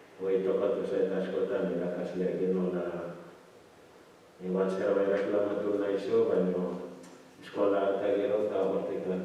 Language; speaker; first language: Basque; non-native, learner; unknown